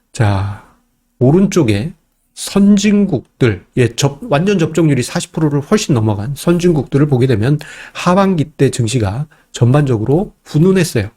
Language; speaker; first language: Korean; native; Korean